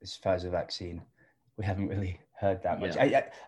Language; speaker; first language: English; native; English